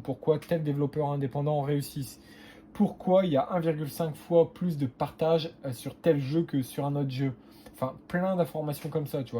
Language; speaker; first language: French; native; French